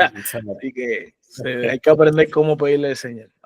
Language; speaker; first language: Spanish; native; Spanish